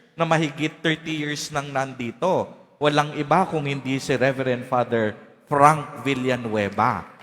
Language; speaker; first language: Filipino; native; Filipino